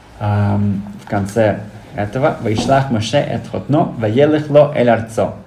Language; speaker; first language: Russian; early bilingual, heritage; Russian